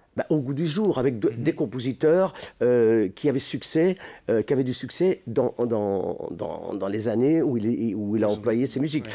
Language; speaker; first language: French; early bilingual, other home language; Italian